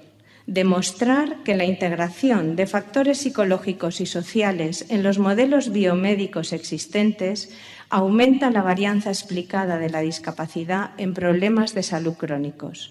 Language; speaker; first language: Spanish; native; Spanish